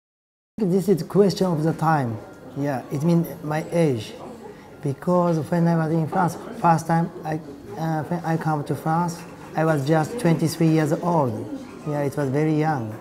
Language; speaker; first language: English; non-native, learner; Japanese